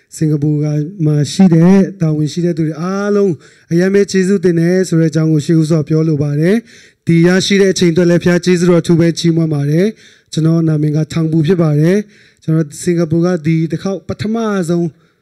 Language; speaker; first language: Burmese; non-native, local second language; Tedim Chin